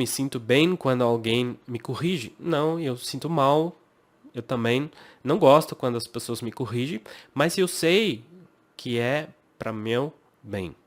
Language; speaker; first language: Portuguese; non-native, fluent; English